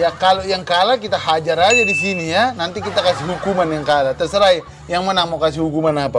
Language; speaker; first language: Indonesian; native; Indonesian